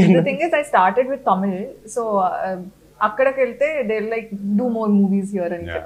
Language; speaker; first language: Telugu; non-native, local second language; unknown